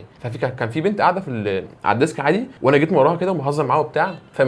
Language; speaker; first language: Arabic; native; Arabic